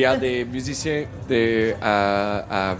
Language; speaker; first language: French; non-native, learner; English